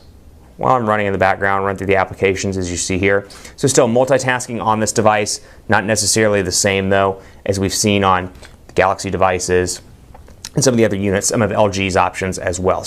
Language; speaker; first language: English; native; English